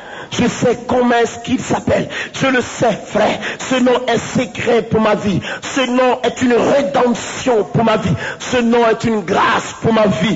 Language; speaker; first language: French; native; French